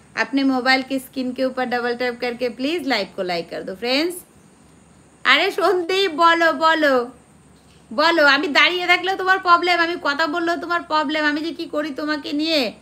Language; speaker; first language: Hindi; non-native, local second language; Bangla